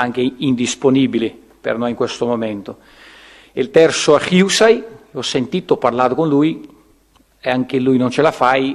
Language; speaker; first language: Italian; non-native, fluent; Portuguese